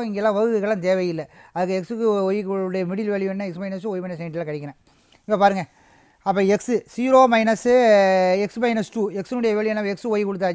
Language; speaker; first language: Tamil; native; Tamil